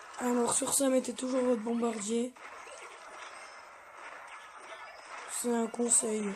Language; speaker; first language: French; native; French